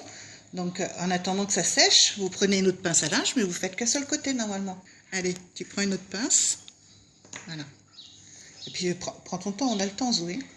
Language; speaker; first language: French; native; French